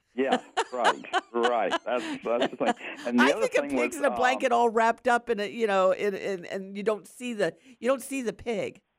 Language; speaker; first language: English; native; English